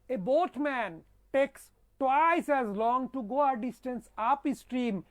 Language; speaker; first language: English; non-native, local second language; Bangla